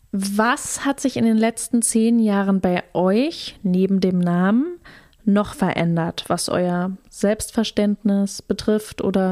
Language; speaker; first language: German; native; German